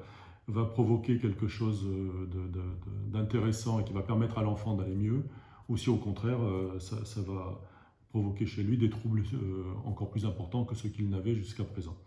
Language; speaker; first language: French; native; French